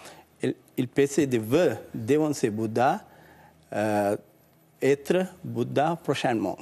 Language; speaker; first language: French; non-native, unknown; Sinhala